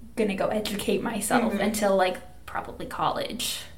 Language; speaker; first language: English; native; English